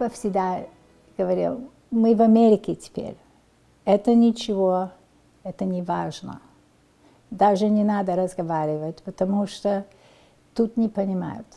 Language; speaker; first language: Russian; early bilingual, heritage; Russian